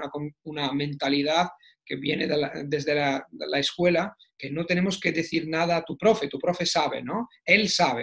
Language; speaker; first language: Spanish; non-native, fluent; Italian